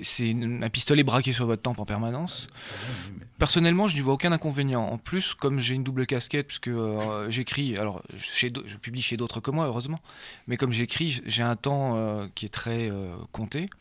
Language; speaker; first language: French; native; French